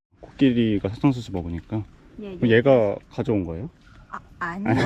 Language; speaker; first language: Korean; native; Korean